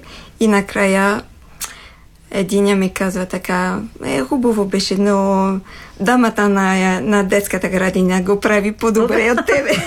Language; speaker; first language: Bulgarian; non-native, fluent; French